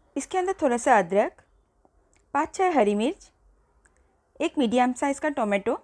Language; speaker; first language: Hindi; non-native, local second language; Bangla